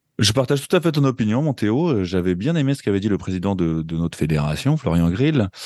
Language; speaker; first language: French; native; French